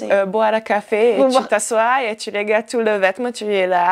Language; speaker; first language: French; non-native, learner; Hungarian